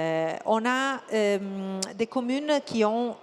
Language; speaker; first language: French; non-native, fluent; Italian